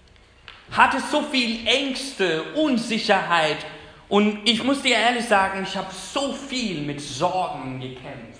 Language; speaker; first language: German; non-native, fluent; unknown